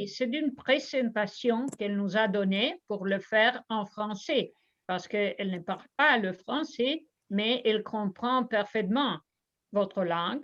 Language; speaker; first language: French; non-native, fluent; Spanish